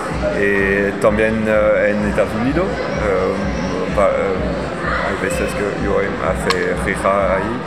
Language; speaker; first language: Spanish; non-native, learner; French